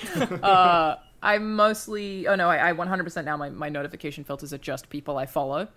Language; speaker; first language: English; native; English